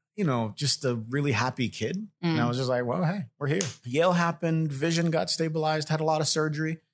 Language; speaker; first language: English; early bilingual, other home language; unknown